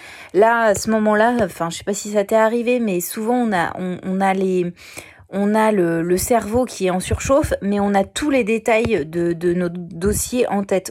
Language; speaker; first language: French; native; French